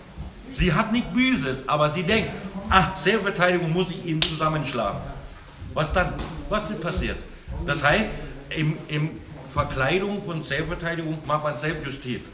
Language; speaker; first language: German; non-native, learner; Thai